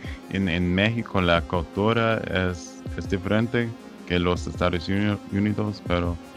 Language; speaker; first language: Spanish; non-native, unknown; English